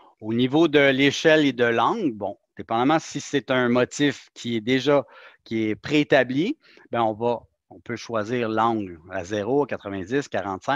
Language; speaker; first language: French; native; French